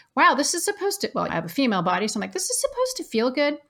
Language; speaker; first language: English; native; English